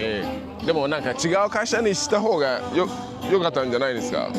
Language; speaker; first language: Japanese; non-native, learner; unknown